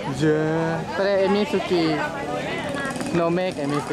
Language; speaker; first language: Japanese; non-native, learner; Thai